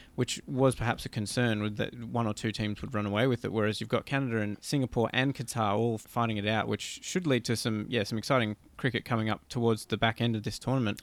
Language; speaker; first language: English; native; English